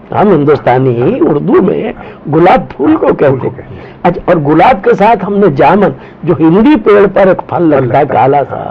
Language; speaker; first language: Urdu; non-native, local second language; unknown